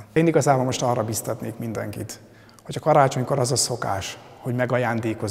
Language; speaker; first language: Hungarian; native; Hungarian